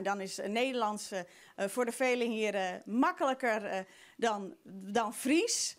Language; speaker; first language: Dutch; non-native, local second language; Western Frisian